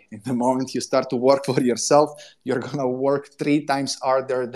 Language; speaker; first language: English; non-native, fluent; Italian